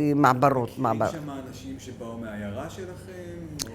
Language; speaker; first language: Hebrew; native; Hebrew